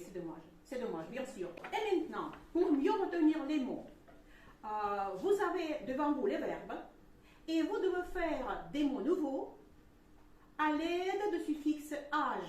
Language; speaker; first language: French; non-native, fluent; Russian